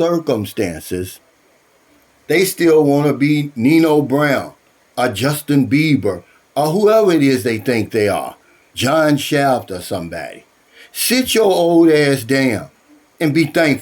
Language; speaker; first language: English; native; English